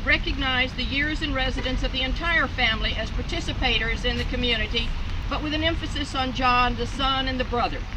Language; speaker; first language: English; native; English